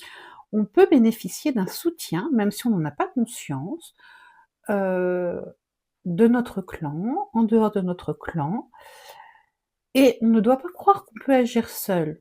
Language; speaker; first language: French; native; French